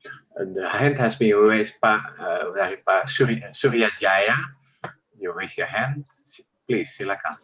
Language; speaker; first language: English; non-native, fluent; Indonesian